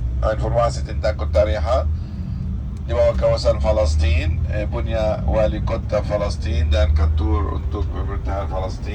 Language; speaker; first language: Indonesian; non-native, fluent; Arabic